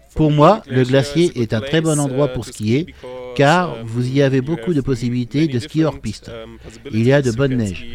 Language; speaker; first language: French; non-native, fluent; German